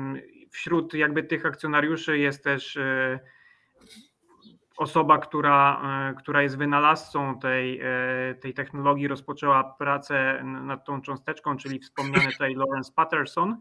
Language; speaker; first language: Polish; native; Polish